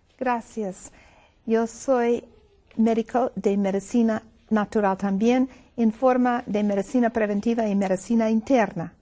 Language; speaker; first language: Spanish; non-native, fluent; English